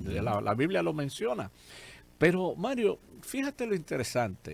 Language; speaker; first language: Spanish; native; Spanish